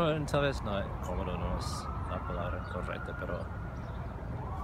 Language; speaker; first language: Spanish; non-native, fluent; English